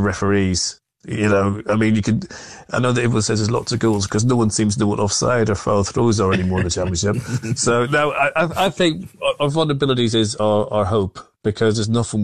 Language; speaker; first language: English; native; English